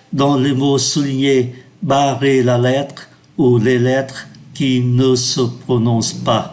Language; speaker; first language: French; non-native, fluent; Vietnamese